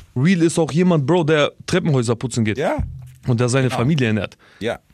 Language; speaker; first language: German; early bilingual, other home language; Albanian